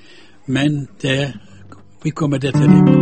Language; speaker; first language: Danish; non-native, fluent; Dutch